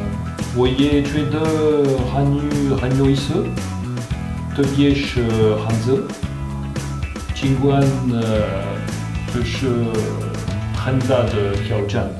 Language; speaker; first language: Chinese; non-native, fluent; French